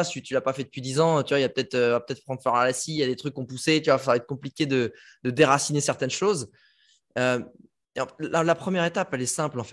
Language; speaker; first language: French; native; French